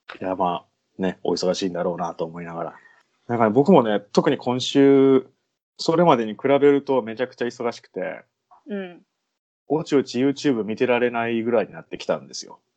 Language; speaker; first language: Japanese; native; Japanese